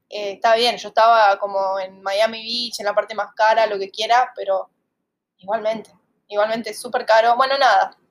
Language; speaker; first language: Spanish; native; Spanish